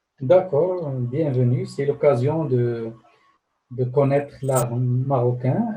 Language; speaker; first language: French; non-native, local second language; Arabic